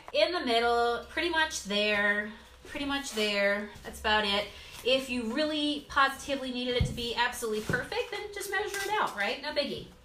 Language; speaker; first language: English; native; English